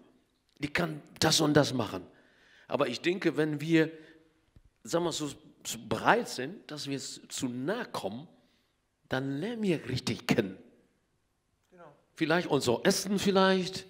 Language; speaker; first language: German; non-native, learner; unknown